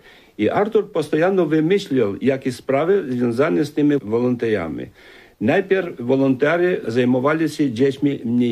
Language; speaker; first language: Polish; non-native, learner; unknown